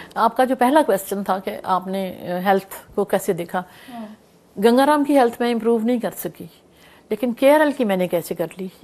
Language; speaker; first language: Urdu; non-native, local second language; Punjabi